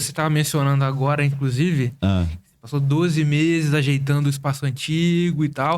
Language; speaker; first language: Portuguese; native; Portuguese